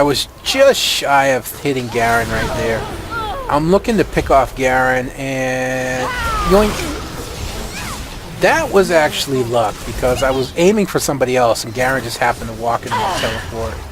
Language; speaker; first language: English; native; English